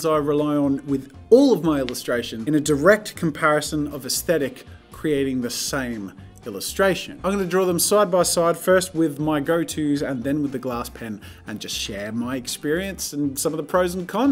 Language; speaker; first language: English; native; English